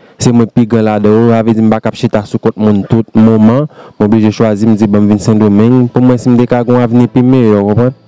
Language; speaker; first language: Haitian Creole; native; Haitian Creole